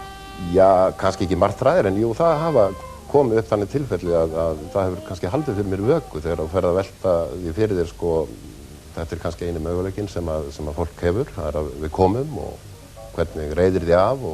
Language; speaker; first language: Icelandic; native; Icelandic